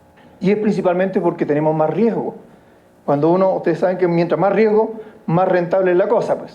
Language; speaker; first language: Spanish; native; Spanish